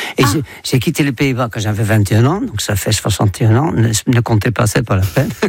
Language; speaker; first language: French; non-native, fluent; Dutch